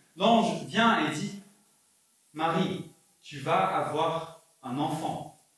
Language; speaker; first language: French; non-native, fluent; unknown